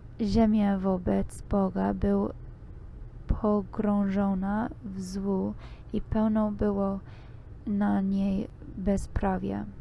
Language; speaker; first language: Polish; non-native, learner; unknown